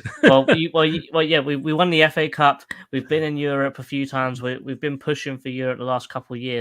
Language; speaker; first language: English; native; English